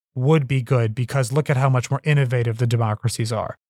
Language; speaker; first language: English; native; English